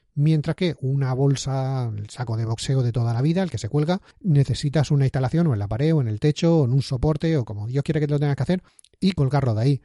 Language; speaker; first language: Spanish; native; Spanish